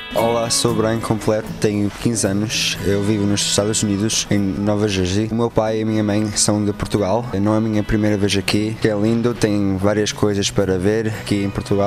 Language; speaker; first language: Portuguese; early bilingual, heritage; Portuguese